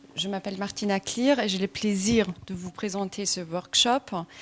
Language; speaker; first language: French; non-native, fluent; German